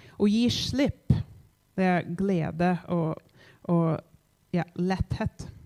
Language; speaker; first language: Norwegian; non-native, fluent; English